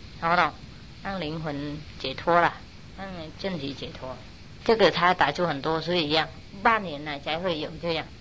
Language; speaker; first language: Chinese; non-native, fluent; Vietnamese